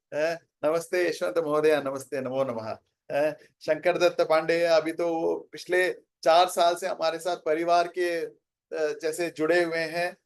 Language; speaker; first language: Hindi; non-native, local second language; Tamil